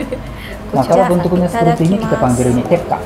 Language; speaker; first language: Indonesian; non-native, learner; Japanese